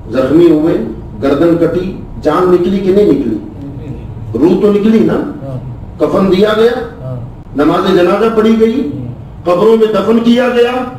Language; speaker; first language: Hindi; non-native, local second language; Urdu